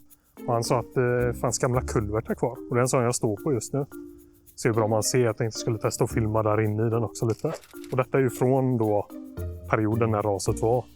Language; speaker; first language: Swedish; native; Swedish